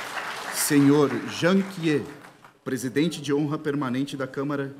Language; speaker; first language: Portuguese; native; Portuguese